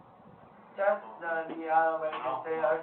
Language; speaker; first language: English; non-native, learner; Chinese